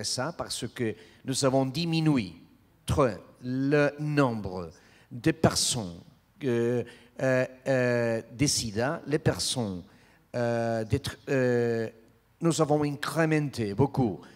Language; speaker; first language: French; non-native, learner; Spanish